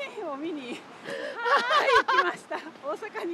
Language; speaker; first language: Japanese; native; Japanese